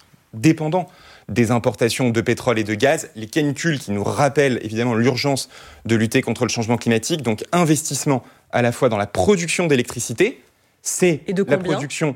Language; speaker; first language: French; native; French